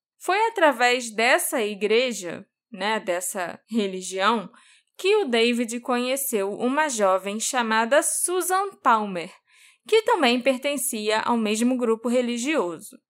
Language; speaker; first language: Portuguese; native; Portuguese